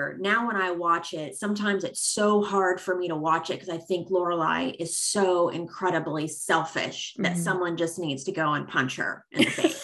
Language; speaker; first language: English; native; English